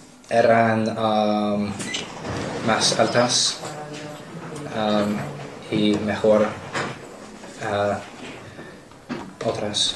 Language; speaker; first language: Spanish; non-native, learner; English